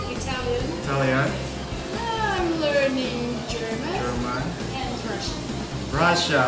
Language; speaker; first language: English; non-native, fluent; Turkish